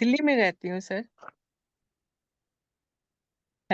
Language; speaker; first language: Hindi; native; Hindi